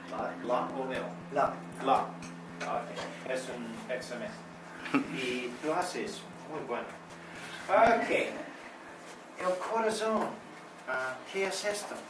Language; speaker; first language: Spanish; non-native, learner; English